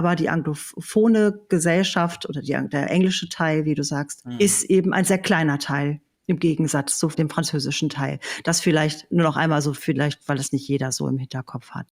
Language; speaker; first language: German; native; German